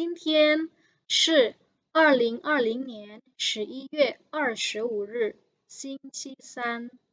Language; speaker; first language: Chinese; non-native, fluent; Indonesian